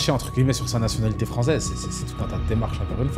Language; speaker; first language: French; native; French